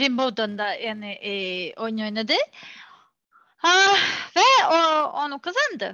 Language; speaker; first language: Turkish; non-native, learner; Serbian